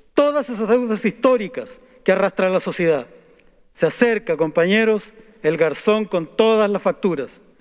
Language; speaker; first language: Spanish; native; Spanish